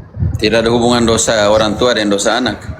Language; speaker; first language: Indonesian; native; Indonesian